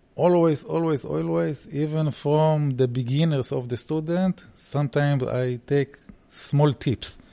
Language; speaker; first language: English; early bilingual, heritage; Hebrew